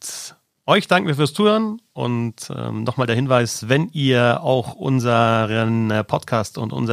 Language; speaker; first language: German; native; German